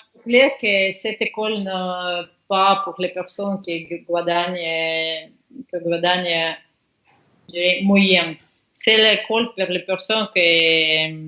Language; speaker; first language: French; non-native, learner; Russian